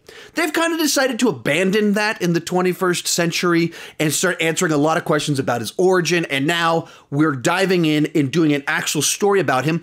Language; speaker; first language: English; native; English